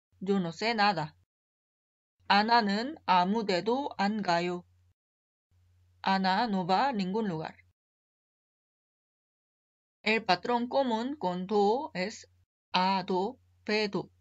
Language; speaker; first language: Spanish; non-native, fluent; Korean